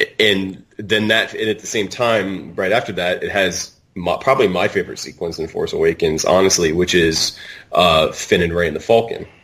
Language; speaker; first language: English; native; English